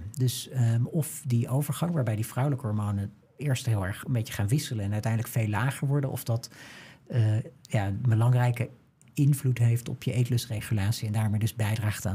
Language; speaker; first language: Dutch; native; Dutch